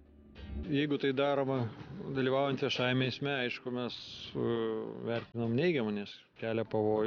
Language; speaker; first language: Lithuanian; native; Lithuanian